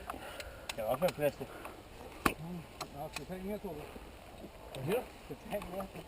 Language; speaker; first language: Danish; native; Danish